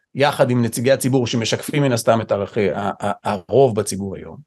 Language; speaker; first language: Hebrew; native; Hebrew